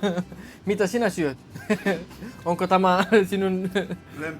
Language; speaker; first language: Finnish; non-native, learner; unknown